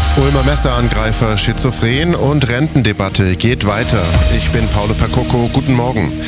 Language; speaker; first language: German; early bilingual, other home language; Italian